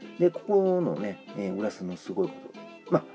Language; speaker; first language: Japanese; native; Japanese